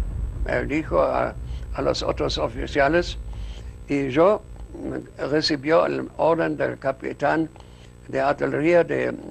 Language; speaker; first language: Spanish; non-native, fluent; German